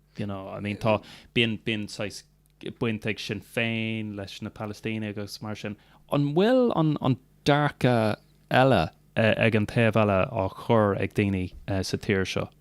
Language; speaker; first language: Irish; non-native, local second language; English